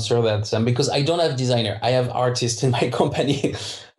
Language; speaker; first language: English; non-native, fluent; French